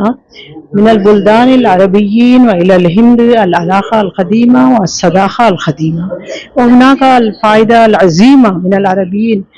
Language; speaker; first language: Arabic; non-native, fluent; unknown